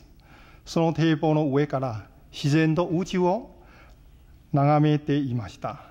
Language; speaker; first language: Japanese; non-native, fluent; Chinese